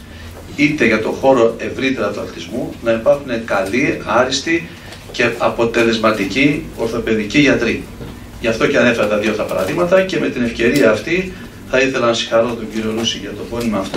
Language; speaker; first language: Greek; native; Greek